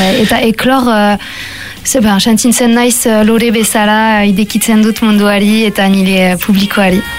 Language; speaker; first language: Basque; non-native, local second language; French